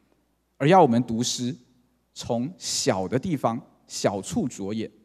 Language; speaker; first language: Chinese; native; Chinese